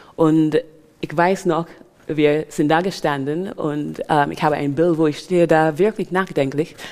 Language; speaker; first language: German; non-native, fluent; English